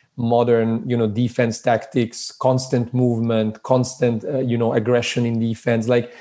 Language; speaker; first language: English; early bilingual, other home language; Serbian